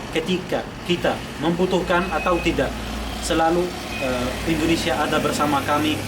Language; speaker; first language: Indonesian; non-native, fluent; Arabic